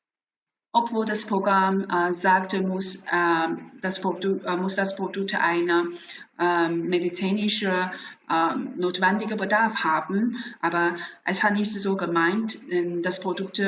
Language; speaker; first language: German; non-native, fluent; Chinese